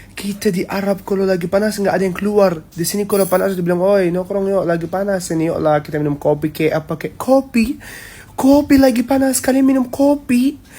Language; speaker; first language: Indonesian; non-native, fluent; Arabic